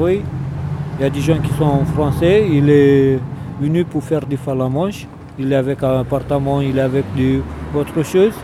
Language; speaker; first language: French; non-native, learner; Romanian